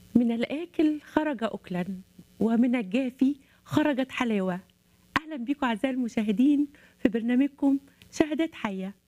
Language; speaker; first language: Arabic; native; Arabic